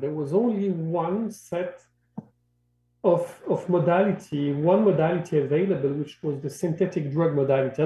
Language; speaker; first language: English; non-native, fluent; Arabic